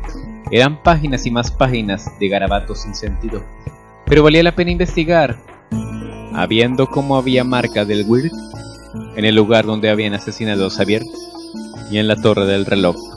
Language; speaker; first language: Spanish; native; Spanish